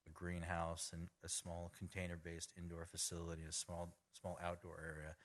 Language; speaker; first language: English; native; English